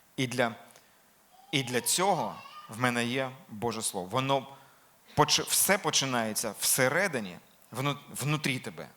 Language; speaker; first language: Ukrainian; non-native, local second language; Russian